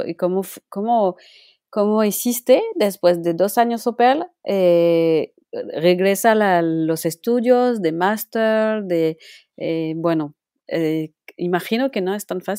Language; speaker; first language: Spanish; non-native, local second language; French